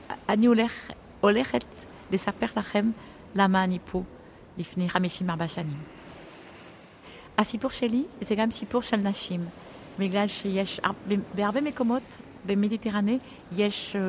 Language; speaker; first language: Hebrew; early bilingual, heritage; French